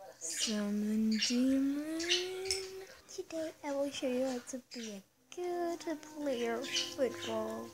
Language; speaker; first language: English; non-native, learner; Spanish